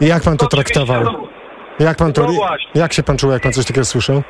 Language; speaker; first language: Polish; native; Polish